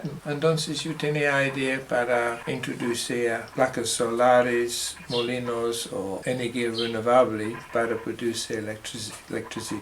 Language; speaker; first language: Spanish; non-native, learner; English